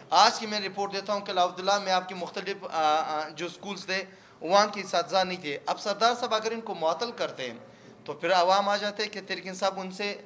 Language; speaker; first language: Urdu; non-native, local second language; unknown